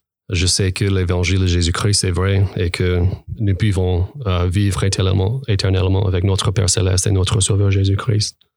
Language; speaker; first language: French; non-native, fluent; English